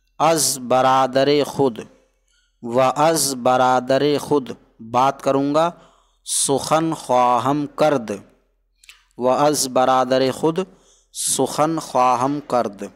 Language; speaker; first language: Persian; non-native, fluent; Urdu